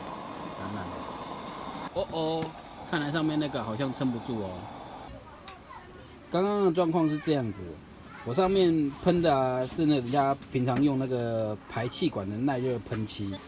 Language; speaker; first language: Chinese; native; Chinese